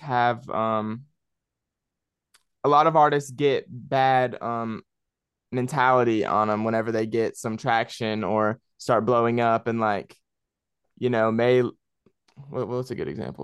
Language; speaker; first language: English; native; English